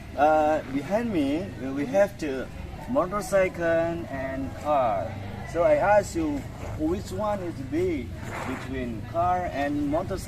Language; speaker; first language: English; non-native, learner; Indonesian